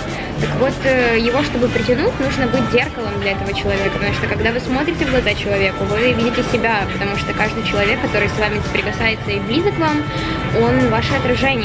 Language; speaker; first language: Russian; native; Russian